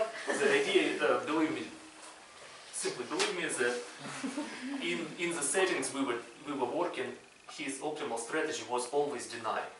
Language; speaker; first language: English; non-native, fluent; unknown